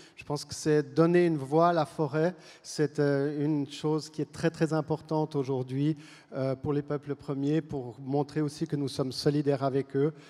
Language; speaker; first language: French; native; French